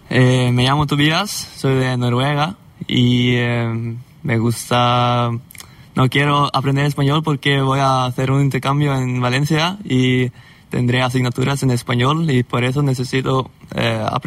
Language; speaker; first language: Spanish; non-native, learner; Norwegian